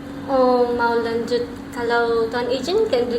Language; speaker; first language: Indonesian; non-native, learner; Filipino